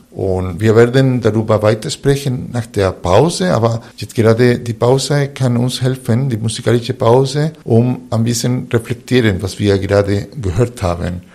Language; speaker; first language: German; non-native, fluent; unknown